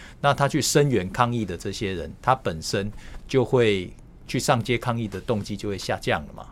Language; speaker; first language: Chinese; native; Chinese